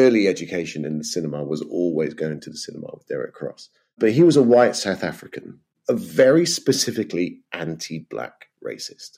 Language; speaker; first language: English; native; English